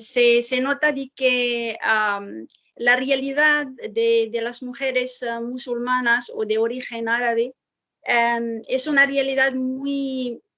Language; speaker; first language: Spanish; non-native, fluent; Arabic